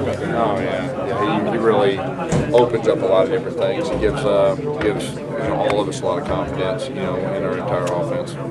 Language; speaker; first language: English; native; English